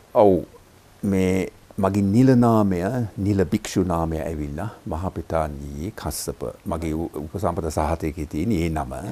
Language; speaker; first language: Sinhala; non-native, fluent; English